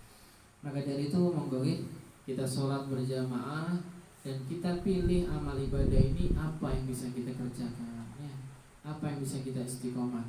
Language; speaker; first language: Indonesian; non-native, local second language; Javanese